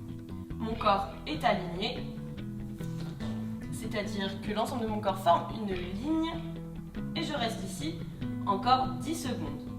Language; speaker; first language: French; native; French